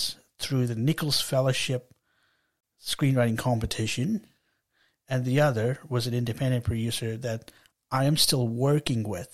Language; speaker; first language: English; non-native, local second language; Telugu